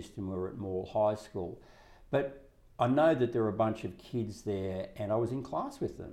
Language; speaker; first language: English; native; English